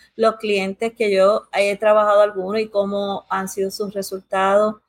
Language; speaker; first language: Spanish; early bilingual, heritage; Spanish